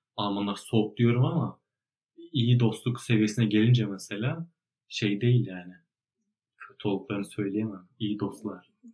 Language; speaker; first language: Turkish; native; Turkish